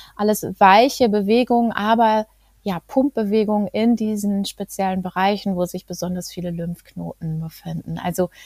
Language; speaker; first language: German; native; German